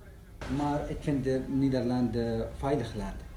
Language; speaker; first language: Dutch; non-native, learner; Arabic